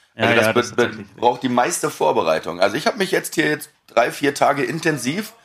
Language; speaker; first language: German; native; German